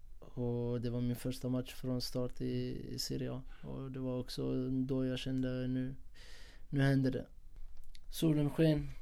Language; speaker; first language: Swedish; non-native, fluent; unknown